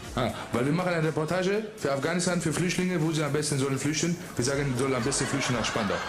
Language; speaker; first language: German; non-native, fluent; Persian